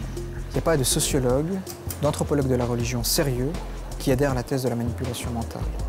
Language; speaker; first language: French; native; French